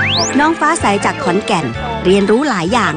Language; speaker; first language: Thai; native; Thai